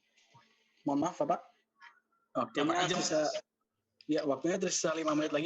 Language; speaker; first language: Indonesian; native; Indonesian